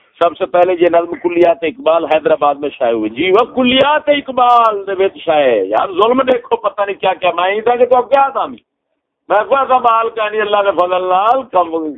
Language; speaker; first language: Urdu; non-native, local second language; Punjabi